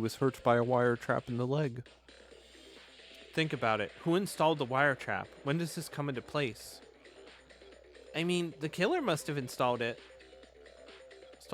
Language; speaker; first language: English; native; English